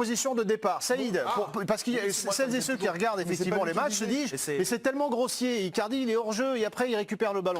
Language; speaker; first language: French; native; French